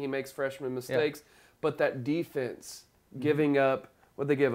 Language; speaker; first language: English; native; English